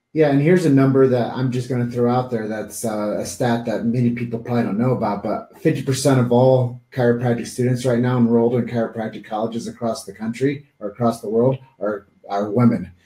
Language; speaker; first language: English; native; English